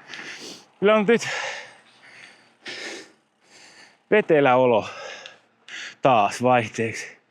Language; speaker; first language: Finnish; native; Finnish